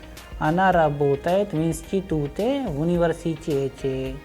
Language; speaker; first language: Russian; non-native, fluent; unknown